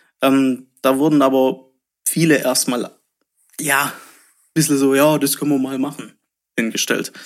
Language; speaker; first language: German; native; German